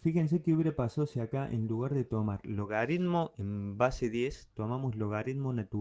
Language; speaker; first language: Spanish; native; Spanish